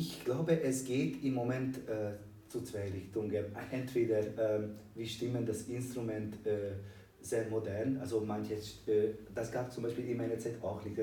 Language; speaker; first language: German; non-native, fluent; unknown